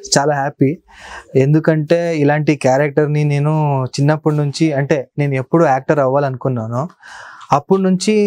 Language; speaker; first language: Telugu; non-native, local second language; Kannada